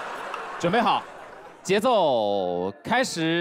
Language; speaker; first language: Chinese; native; Chinese